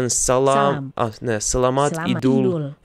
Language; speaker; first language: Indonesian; non-native, learner; Russian